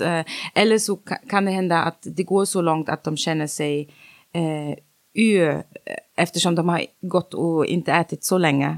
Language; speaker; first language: Swedish; non-native, fluent; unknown